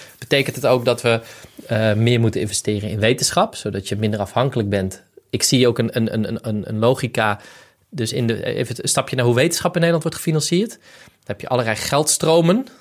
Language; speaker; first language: Dutch; native; Dutch